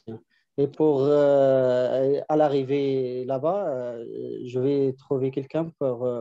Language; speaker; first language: French; non-native, learner; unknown